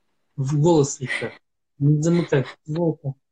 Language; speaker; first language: Russian; native; Russian